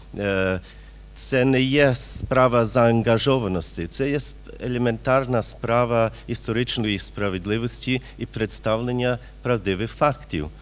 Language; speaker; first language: Ukrainian; early bilingual, heritage; Ukrainian